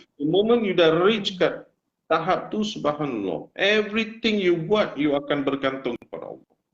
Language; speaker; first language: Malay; non-native, local second language; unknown